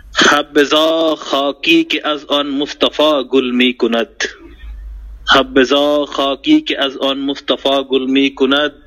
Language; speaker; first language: Persian; non-native, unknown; Hindi